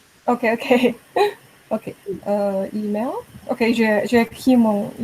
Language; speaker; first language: French; non-native, learner; Chinese